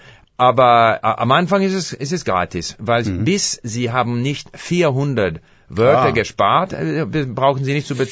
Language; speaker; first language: German; non-native, fluent; English